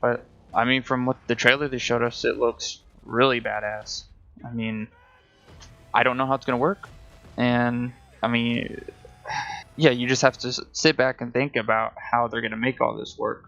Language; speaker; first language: English; native; English